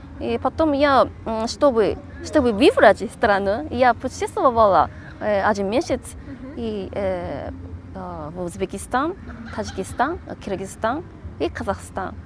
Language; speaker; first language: Russian; non-native, learner; Japanese